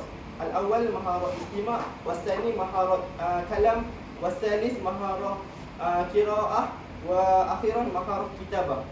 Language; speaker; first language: Arabic; non-native, learner; Malay